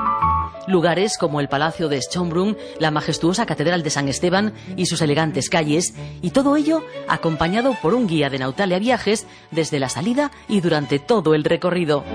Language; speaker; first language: Spanish; native; Spanish